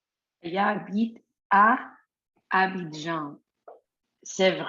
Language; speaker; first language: French; non-native, learner; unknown